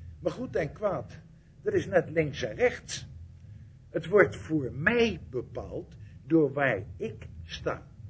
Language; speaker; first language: Dutch; native; Dutch